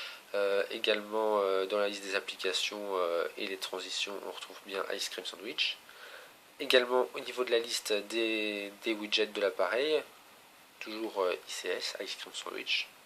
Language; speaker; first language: French; native; French